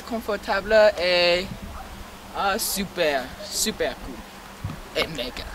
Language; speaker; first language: French; non-native, learner; English